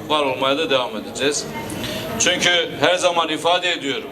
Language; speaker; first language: Turkish; native; Turkish